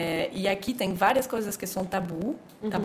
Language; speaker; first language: Portuguese; non-native, fluent; French